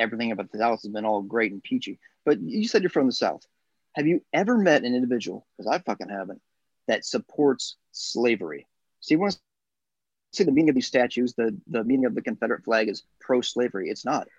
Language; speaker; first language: English; native; English